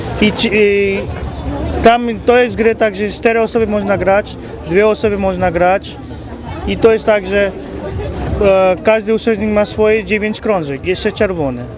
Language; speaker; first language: Polish; non-native, learner; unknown